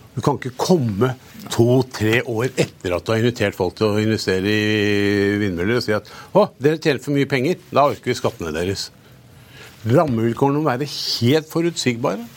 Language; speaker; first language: Norwegian; early bilingual, other home language; German